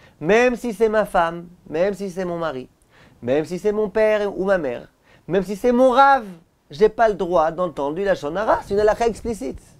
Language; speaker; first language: French; native; French